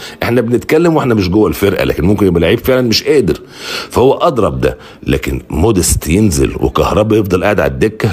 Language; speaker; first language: Arabic; native; Arabic